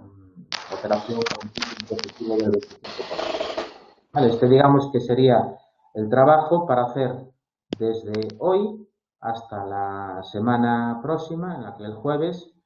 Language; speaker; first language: Spanish; native; Spanish